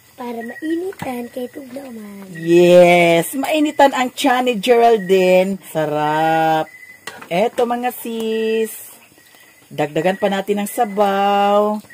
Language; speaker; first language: Filipino; non-native, local second language; Cebuano